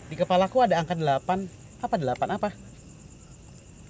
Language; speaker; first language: Indonesian; native; Indonesian